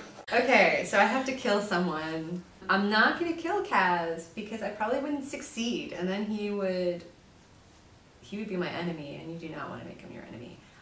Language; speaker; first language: English; native; English